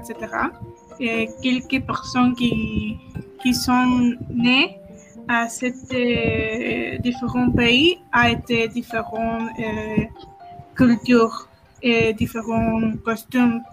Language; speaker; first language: French; non-native, learner; Spanish